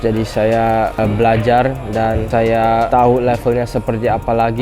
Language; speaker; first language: Indonesian; early bilingual, heritage; English